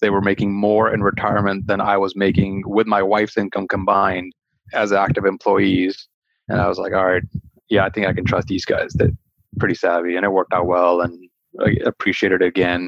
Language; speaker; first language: English; early bilingual, other home language; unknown